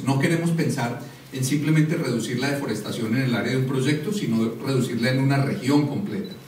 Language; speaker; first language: Spanish; native; Spanish